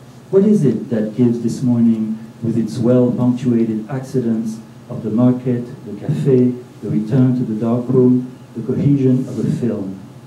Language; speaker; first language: English; non-native, fluent; French